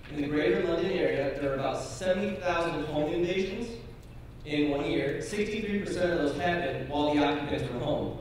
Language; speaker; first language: English; native; English